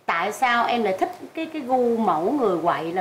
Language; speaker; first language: Vietnamese; native; Vietnamese